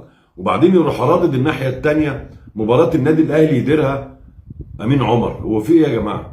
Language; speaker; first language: Arabic; native; Arabic